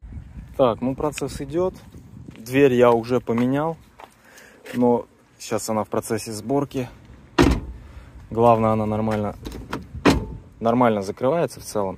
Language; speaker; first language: Russian; native; Russian